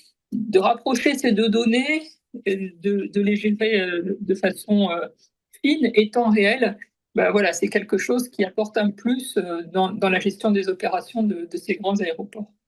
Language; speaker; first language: French; native; French